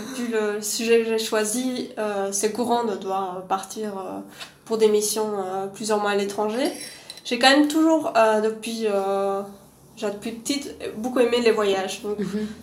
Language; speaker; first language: French; native; French